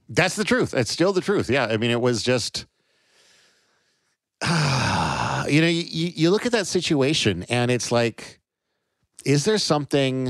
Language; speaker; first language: English; native; English